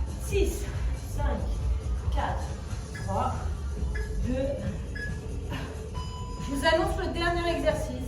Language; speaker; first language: French; native; French